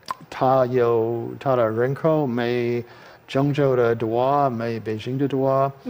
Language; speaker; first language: Chinese; non-native, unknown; English